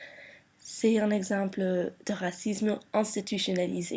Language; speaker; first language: French; non-native, learner; English